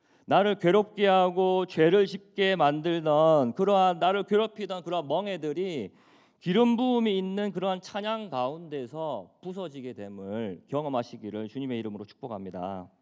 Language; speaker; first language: Korean; native; Korean